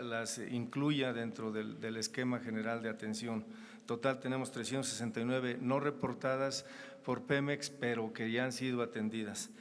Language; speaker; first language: Spanish; native; Spanish